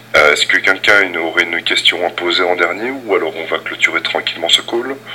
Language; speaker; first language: French; native; French